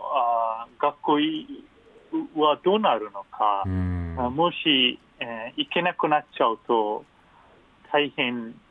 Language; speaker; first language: Japanese; non-native, fluent; Persian